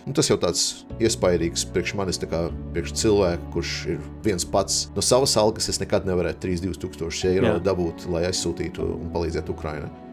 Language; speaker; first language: Latvian; non-native, local second language; Russian